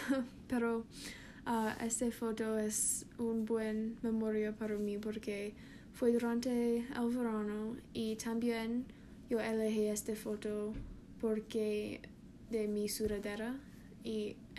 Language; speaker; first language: Spanish; non-native, learner; English